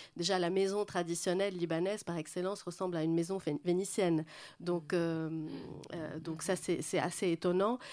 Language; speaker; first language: French; non-native, local second language; Arabic